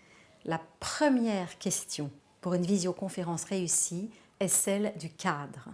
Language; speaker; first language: French; native; French